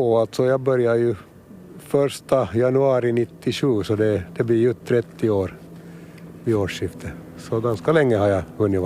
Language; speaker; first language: Swedish; native; Swedish